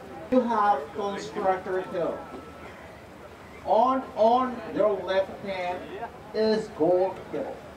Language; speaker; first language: English; non-native, fluent; Spanish